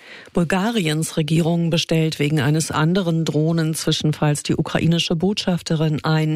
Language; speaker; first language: German; native; German